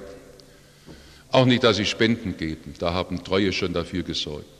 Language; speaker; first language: German; native; German